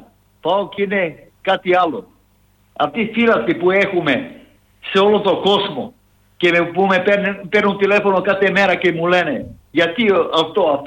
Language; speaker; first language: Greek; non-native, fluent; Serbian